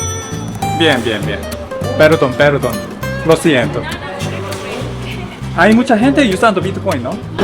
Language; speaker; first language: Spanish; non-native, learner; Korean